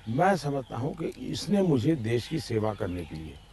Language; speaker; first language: Hindi; non-native, local second language; Gujarati